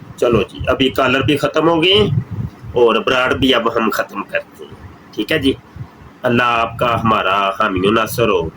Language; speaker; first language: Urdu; non-native, local second language; Punjabi